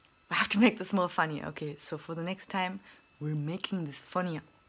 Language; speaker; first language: English; non-native, fluent; German